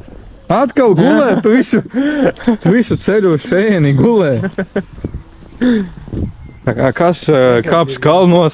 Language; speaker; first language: Latvian; non-native, local second language; Russian